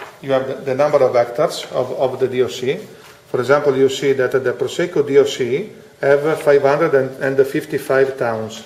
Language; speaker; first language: English; non-native, fluent; Italian